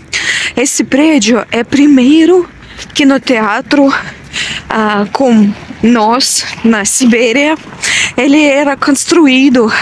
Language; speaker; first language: Portuguese; non-native, learner; Russian